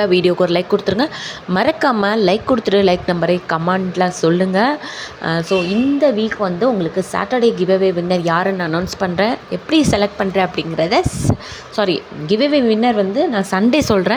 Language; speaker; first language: Tamil; native; Tamil